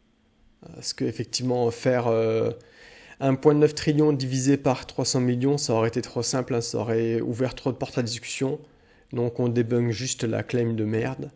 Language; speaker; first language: French; native; French